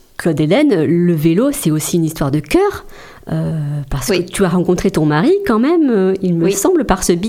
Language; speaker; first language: French; native; French